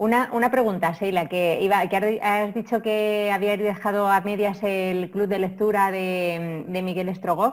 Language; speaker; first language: Spanish; native; Spanish